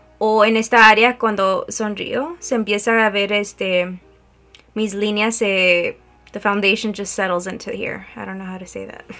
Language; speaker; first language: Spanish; early bilingual, heritage; Spanish